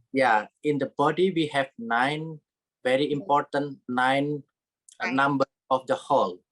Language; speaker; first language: English; non-native, learner; Indonesian